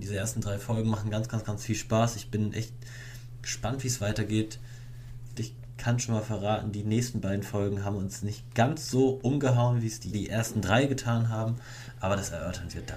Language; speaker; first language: German; native; German